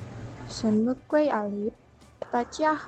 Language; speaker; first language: Chinese; non-native, learner; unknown